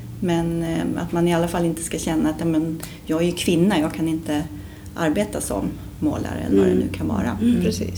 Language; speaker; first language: Swedish; native; Swedish